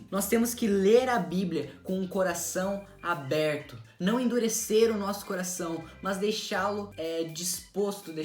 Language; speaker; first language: Portuguese; native; Portuguese